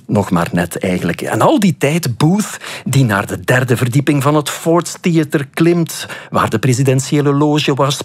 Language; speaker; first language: Dutch; native; Dutch